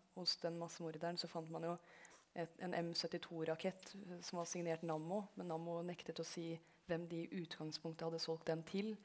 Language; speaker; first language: Norwegian; early bilingual, other home language; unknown